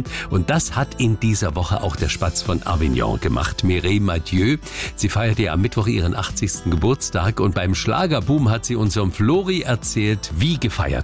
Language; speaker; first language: German; native; German